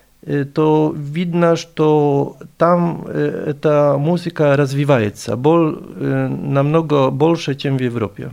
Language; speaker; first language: Russian; non-native, fluent; Polish